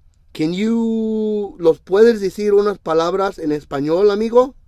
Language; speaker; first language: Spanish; non-native, learner; English